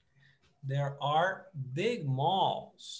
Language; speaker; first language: English; non-native, fluent; Portuguese